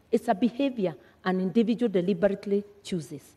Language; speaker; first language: English; non-native, local second language; Kikuyu